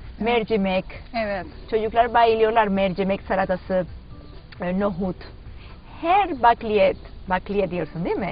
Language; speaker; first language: Turkish; non-native, learner; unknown